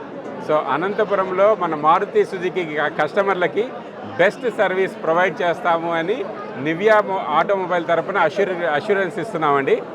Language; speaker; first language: Telugu; native; Telugu